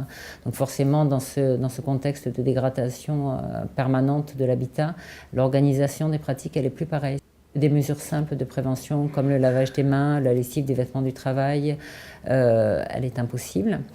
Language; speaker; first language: French; native; French